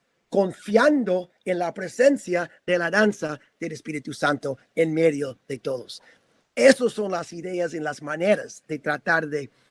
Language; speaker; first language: Spanish; non-native, fluent; English